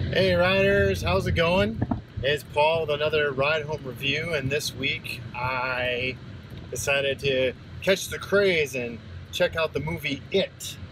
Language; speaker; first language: English; native; English